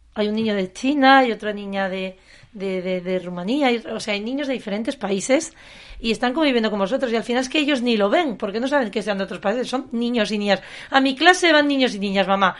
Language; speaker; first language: Spanish; native; Spanish